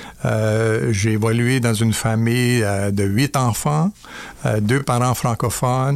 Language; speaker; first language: French; native; French